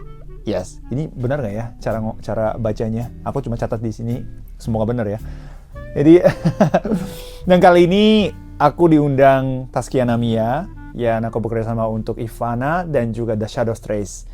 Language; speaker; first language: Indonesian; non-native, fluent; Japanese